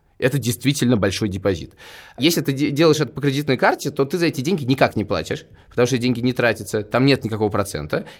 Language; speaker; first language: Russian; native; Russian